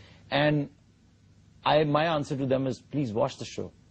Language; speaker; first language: English; non-native, local second language; Urdu